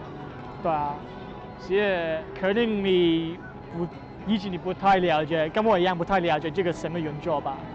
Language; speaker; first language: Chinese; non-native, learner; English